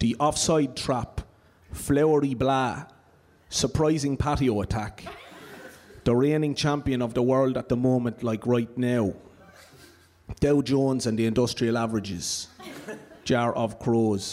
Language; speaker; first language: English; native; English